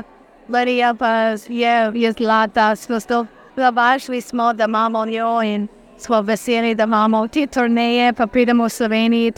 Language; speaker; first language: Slovenian; early bilingual, heritage; Slovenian